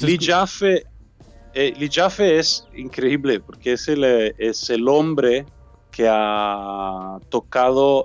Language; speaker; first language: Spanish; non-native, learner; Italian